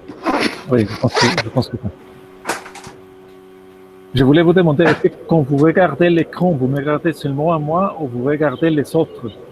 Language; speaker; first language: French; non-native, fluent; Spanish